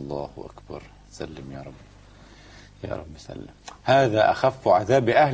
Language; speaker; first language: Arabic; native; Arabic